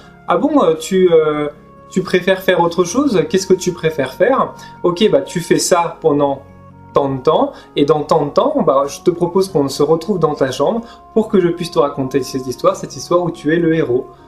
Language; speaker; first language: French; native; French